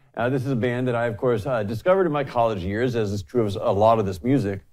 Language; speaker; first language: English; native; English